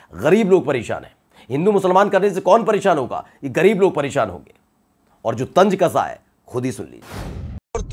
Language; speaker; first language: Hindi; native; Hindi